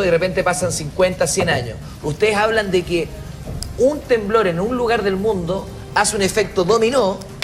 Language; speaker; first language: Spanish; native; Spanish